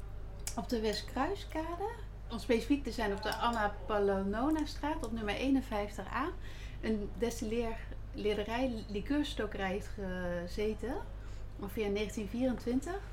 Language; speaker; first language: Dutch; native; Dutch